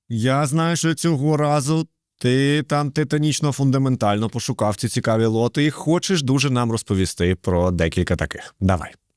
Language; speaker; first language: Ukrainian; native; Ukrainian